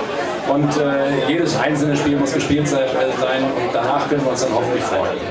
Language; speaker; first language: German; native; German